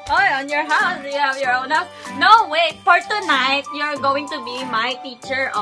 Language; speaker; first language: English; non-native, local second language; Filipino